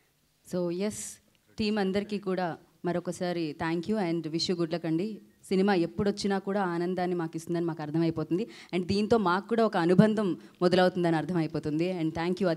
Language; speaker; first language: Telugu; native; Telugu